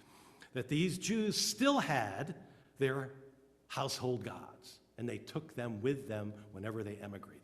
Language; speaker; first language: English; native; English